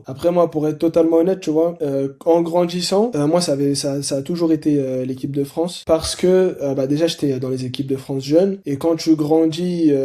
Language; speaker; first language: French; native; French